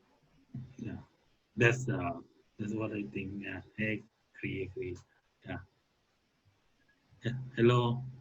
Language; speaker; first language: English; non-native, learner; Thai